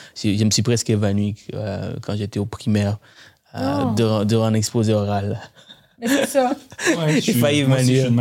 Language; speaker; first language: French; early bilingual, other home language; Tamil